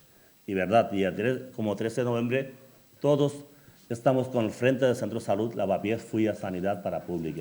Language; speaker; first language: Spanish; non-native, learner; Bangla